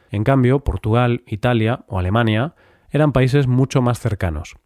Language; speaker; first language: Spanish; native; Spanish